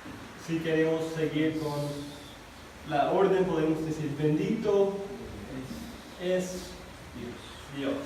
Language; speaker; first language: Spanish; non-native, fluent; English